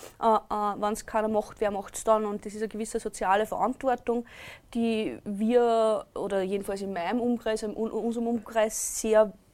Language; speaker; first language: German; native; German